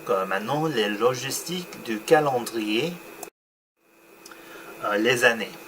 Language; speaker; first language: French; non-native, learner; English